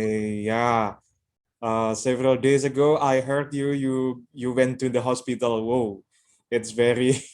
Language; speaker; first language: English; non-native, local second language; Indonesian